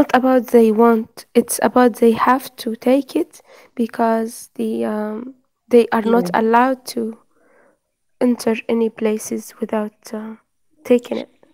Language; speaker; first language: English; non-native, fluent; Arabic